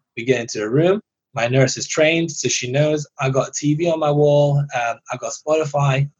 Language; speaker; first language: English; early bilingual, other home language; Persian